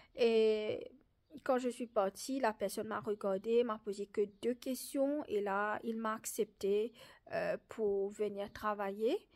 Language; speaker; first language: French; non-native, local second language; Morisyen